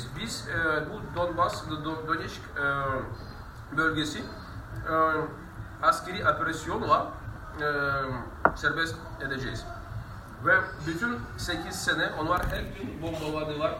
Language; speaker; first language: Turkish; non-native, fluent; Russian